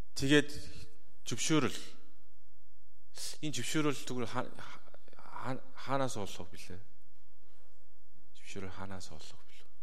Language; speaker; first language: Mongolian; non-native, fluent; Korean